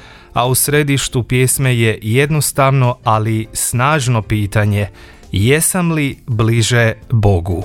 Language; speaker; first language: Croatian; native; Croatian